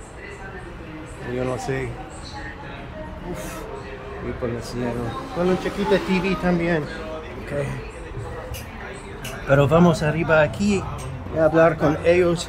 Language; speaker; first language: Spanish; non-native, learner; English